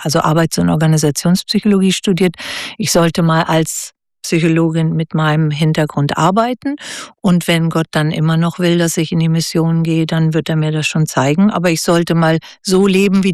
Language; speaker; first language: German; native; German